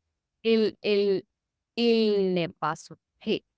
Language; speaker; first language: French; non-native, learner; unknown